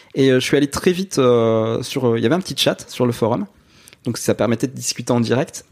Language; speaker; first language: French; native; French